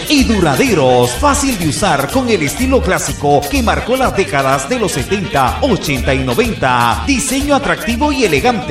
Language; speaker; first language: Spanish; native; Spanish